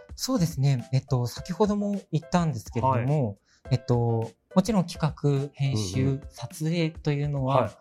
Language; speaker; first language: Japanese; native; Japanese